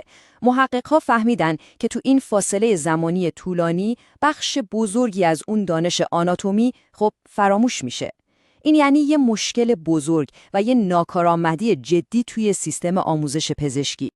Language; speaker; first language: Persian; native; Persian